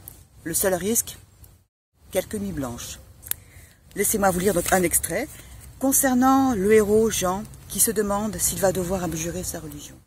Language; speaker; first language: French; native; French